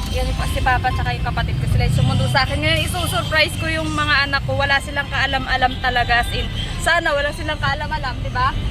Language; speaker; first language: Filipino; native; Filipino